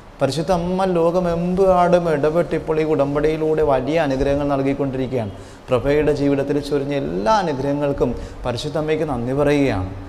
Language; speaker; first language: Malayalam; native; Malayalam